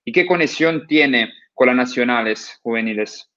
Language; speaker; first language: Spanish; non-native, learner; Italian